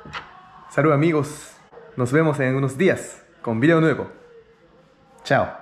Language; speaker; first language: Spanish; non-native, learner; Japanese